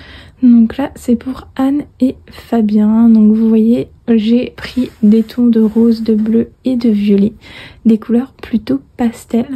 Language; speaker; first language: French; native; French